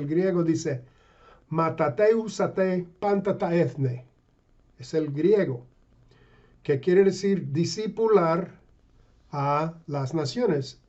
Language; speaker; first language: Spanish; non-native, fluent; English